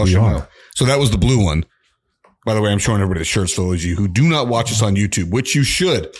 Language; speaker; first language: English; native; English